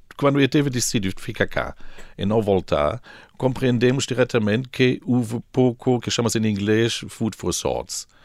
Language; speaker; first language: Portuguese; non-native, fluent; German